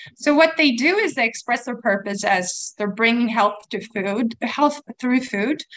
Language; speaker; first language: English; non-native, fluent; Swedish